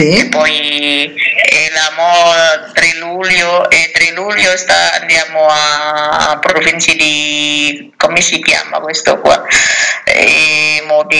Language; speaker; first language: Italian; non-native, learner; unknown